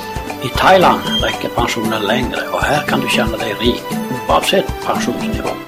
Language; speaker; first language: Swedish; native; Swedish